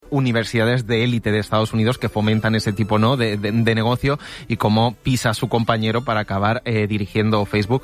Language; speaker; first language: Spanish; native; Spanish